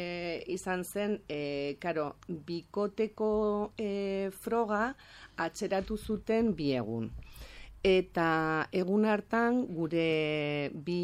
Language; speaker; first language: Basque; non-native, local second language; Spanish